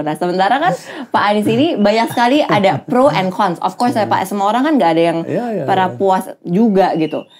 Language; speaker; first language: Indonesian; native; Indonesian